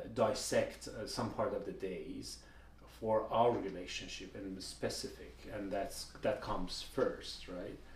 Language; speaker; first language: English; non-native, fluent; Persian